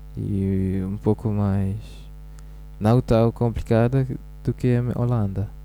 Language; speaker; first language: Portuguese; non-native, learner; Dutch